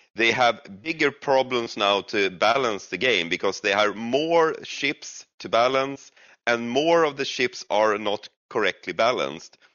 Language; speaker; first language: English; non-native, fluent; Swedish